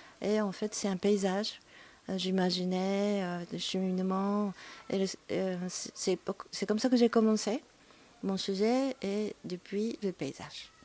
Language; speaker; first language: French; non-native, fluent; Japanese